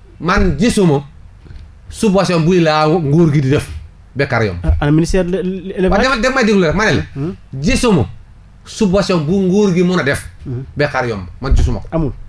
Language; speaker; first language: Wolof; non-native, local second language; Fula